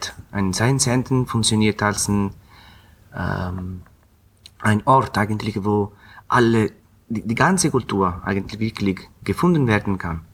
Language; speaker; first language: German; non-native, fluent; Italian